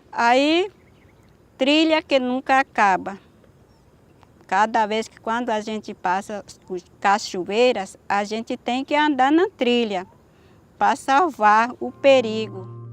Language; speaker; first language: Portuguese; non-native, local second language; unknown